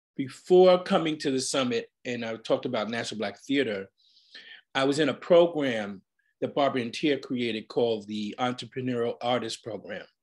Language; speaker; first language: English; native; English